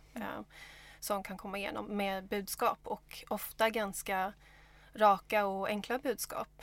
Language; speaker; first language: Swedish; native; Swedish